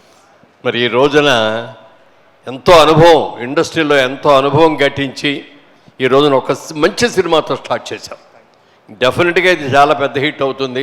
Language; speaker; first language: Telugu; native; Telugu